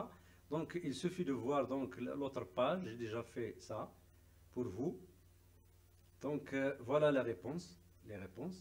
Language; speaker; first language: French; non-native, local second language; Arabic